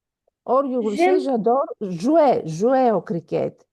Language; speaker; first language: French; non-native, fluent; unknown